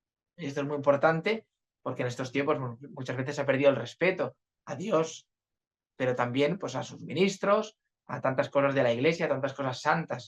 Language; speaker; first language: Spanish; native; Spanish